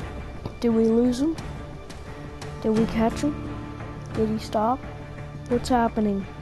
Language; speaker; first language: English; native; English